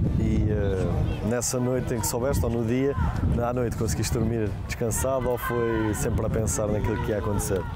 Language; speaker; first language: Portuguese; native; Portuguese